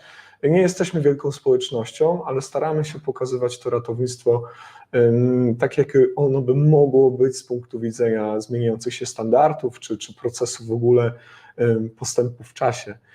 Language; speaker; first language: Polish; native; Polish